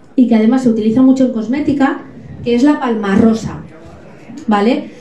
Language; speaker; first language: Spanish; native; Spanish